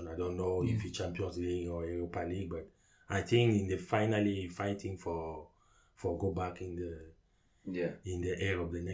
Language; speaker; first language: English; non-native, learner; French